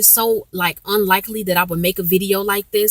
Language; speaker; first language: English; native; English